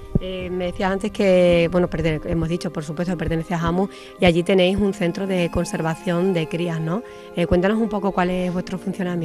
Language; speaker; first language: Spanish; native; Spanish